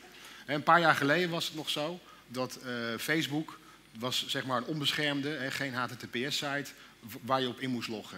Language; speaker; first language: Dutch; native; Dutch